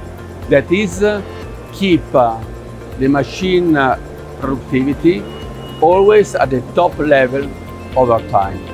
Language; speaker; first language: English; non-native, fluent; Italian